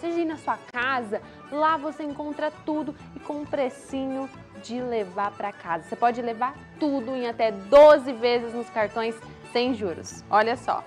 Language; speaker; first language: Portuguese; native; Portuguese